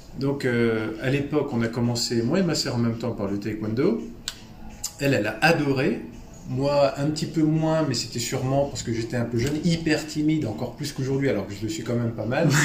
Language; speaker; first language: French; early bilingual, other home language; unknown